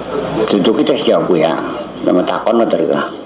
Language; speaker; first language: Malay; non-native, local second language; Javanese